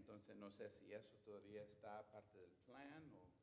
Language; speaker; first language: Spanish; non-native, learner; English